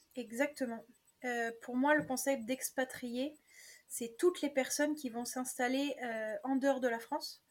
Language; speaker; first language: French; native; French